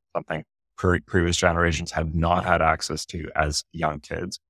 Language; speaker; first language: English; non-native, local second language; Urdu